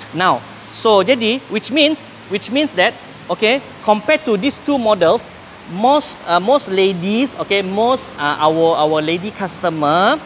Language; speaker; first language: English; non-native, local second language; Malay